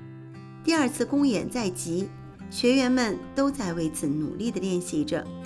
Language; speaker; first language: Chinese; native; Chinese